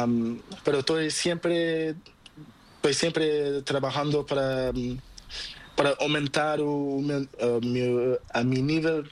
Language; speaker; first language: Spanish; non-native, learner; Portuguese